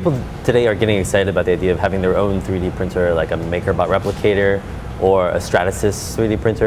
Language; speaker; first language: English; native; English